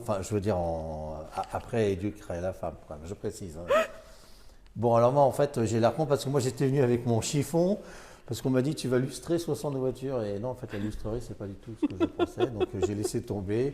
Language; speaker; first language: French; native; French